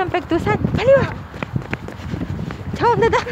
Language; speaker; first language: Korean; non-native, learner; Filipino